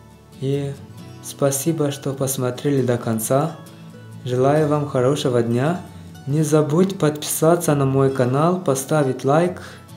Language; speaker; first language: Russian; non-native, learner; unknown